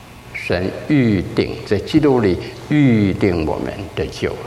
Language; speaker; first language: Chinese; native; Chinese